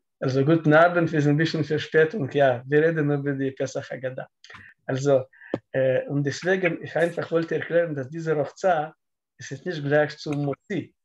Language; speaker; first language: German; non-native, learner; Russian